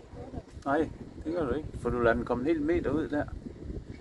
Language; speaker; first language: Danish; native; Danish